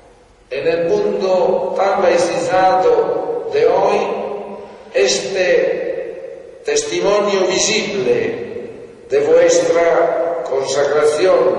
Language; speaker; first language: Spanish; non-native, fluent; Italian